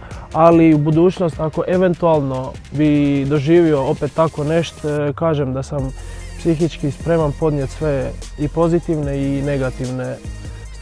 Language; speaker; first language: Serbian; non-native, fluent; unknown